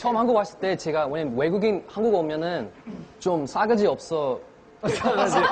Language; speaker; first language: Korean; non-native, fluent; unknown